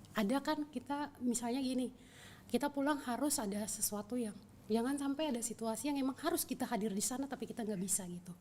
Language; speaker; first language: Indonesian; native; Indonesian